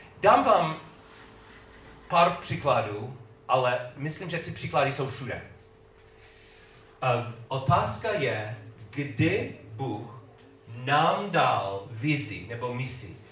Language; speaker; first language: Czech; non-native, learner; English